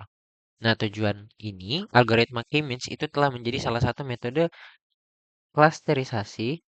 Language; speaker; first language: Indonesian; native; Indonesian